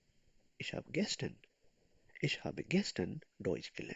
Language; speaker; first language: German; non-native, fluent; Urdu